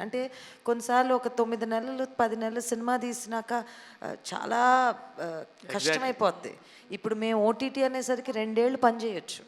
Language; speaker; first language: Telugu; native; Telugu